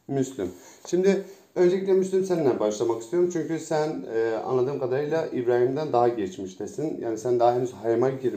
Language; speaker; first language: Turkish; native; Turkish